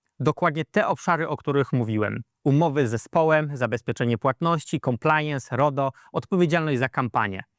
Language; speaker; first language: Polish; native; Polish